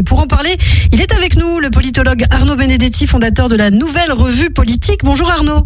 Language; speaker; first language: French; native; French